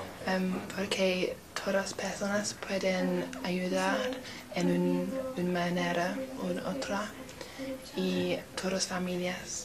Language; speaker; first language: Spanish; non-native, learner; English